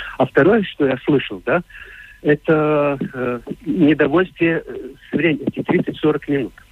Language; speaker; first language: Russian; non-native, local second language; Latvian